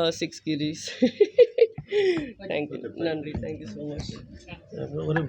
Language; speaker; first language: Tamil; non-native, learner; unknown